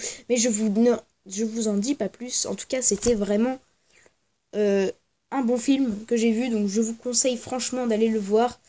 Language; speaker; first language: French; native; French